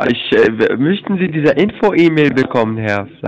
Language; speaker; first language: German; non-native, fluent; Arabic